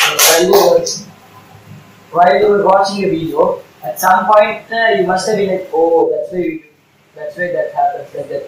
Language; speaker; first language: English; non-native, learner; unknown